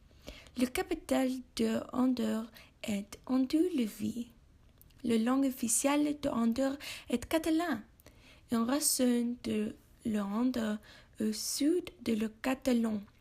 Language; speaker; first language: French; non-native, learner; English